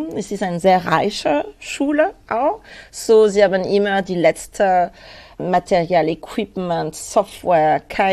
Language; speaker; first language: German; non-native, fluent; French